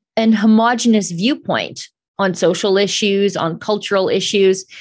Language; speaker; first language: English; native; English